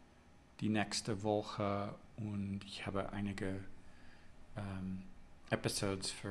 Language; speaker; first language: German; non-native, learner; English